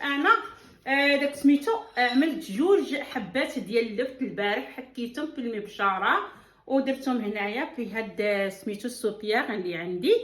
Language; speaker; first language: Arabic; native; Arabic